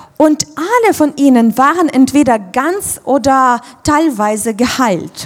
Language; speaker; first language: German; non-native, fluent; Russian